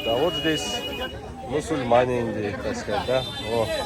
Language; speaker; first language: Russian; non-native, fluent; Tajik